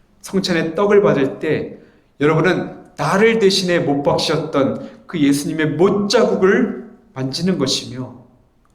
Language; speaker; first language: Korean; native; Korean